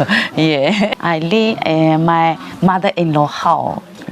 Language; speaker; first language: English; non-native, learner; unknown